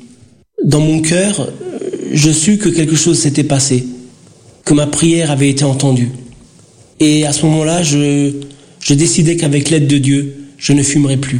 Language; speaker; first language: French; early bilingual, other home language; Portuguese